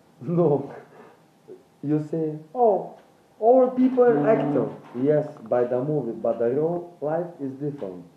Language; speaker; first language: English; non-native, learner; Bulgarian